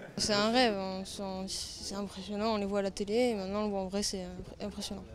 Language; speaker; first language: French; native; French